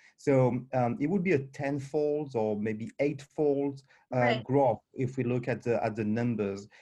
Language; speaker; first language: English; non-native, fluent; French